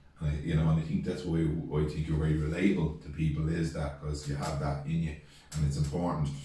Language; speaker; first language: English; native; English